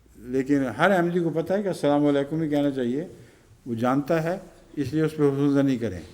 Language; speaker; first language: Urdu; native; Urdu